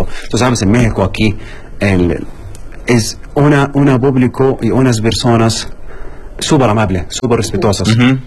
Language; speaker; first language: Spanish; non-native, learner; Arabic